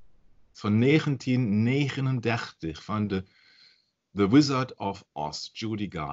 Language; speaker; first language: Dutch; non-native, learner; German